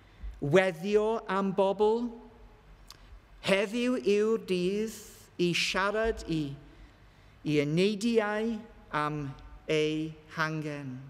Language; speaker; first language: Welsh; non-native, learner; English